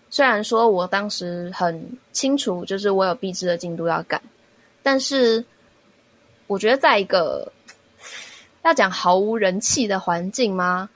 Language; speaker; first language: Chinese; native; Chinese